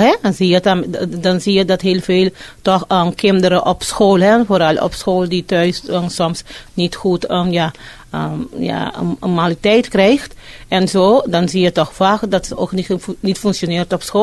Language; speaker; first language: Dutch; non-native, fluent; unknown